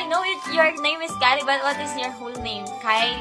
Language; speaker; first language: English; non-native, local second language; Filipino